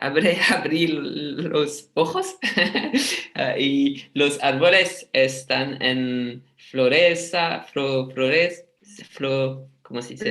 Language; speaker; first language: Spanish; non-native, learner; French